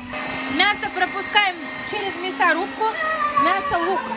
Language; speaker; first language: Russian; native; Russian